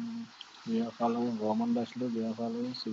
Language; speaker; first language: English; non-native, local second language; Sinhala